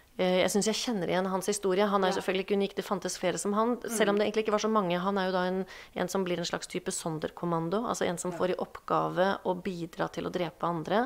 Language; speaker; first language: Norwegian; native; Norwegian